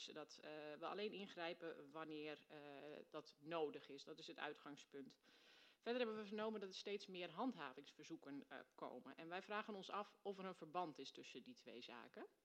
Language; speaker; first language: Dutch; native; Dutch